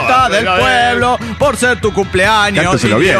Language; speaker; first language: Spanish; native; Spanish